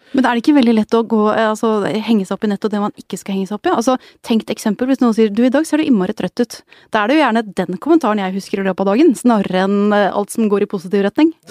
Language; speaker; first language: Norwegian; native; Norwegian